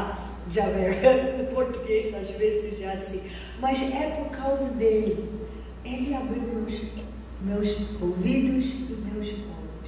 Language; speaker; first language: Portuguese; non-native, fluent; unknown